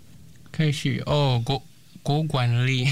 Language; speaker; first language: Chinese; non-native, learner; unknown